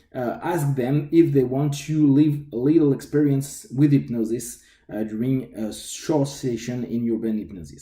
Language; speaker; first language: English; non-native, fluent; French